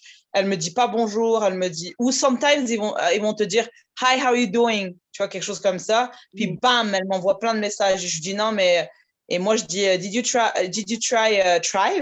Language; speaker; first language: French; native; French